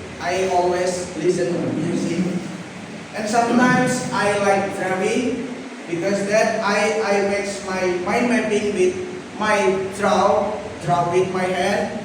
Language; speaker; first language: English; non-native, learner; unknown